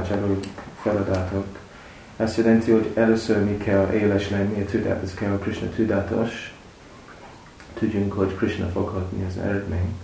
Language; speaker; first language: Hungarian; non-native, learner; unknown